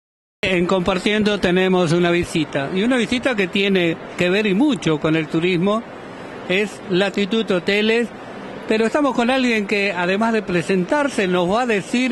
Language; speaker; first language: Spanish; native; Spanish